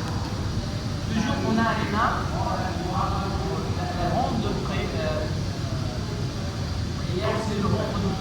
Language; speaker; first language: French; non-native, learner; Arabic